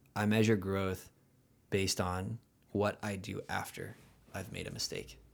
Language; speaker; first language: English; native; English